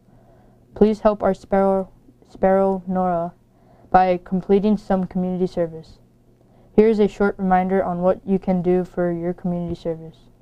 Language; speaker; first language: English; native; English